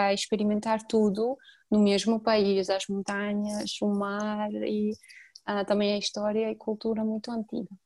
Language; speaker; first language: Portuguese; non-native, fluent; Georgian